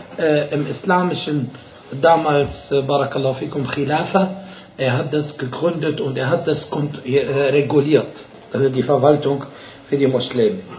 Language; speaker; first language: German; non-native, fluent; Arabic